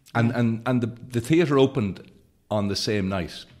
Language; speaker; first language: English; native; English